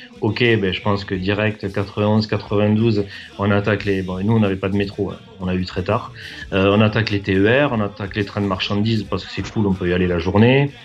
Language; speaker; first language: French; native; French